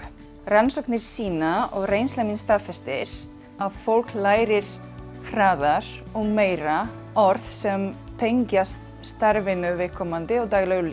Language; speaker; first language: Icelandic; non-native, fluent; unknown